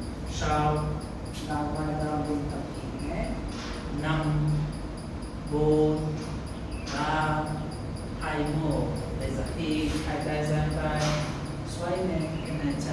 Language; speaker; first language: Vietnamese; non-native, learner; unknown